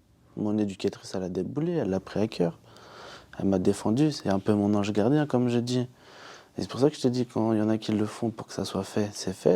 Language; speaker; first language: French; native; French